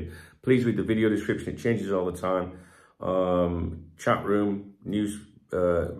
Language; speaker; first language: English; native; English